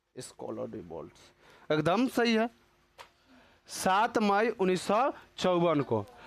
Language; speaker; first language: Hindi; native; Hindi